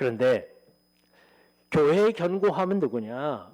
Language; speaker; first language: Korean; native; Korean